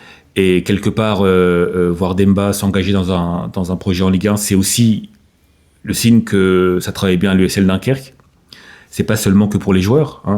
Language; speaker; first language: French; native; French